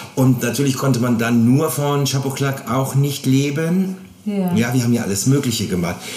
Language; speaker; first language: German; native; German